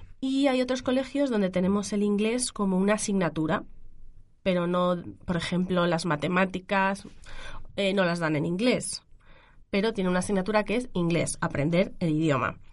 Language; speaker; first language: Spanish; native; Spanish